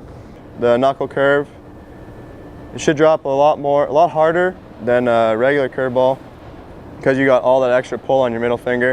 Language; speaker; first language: English; native; English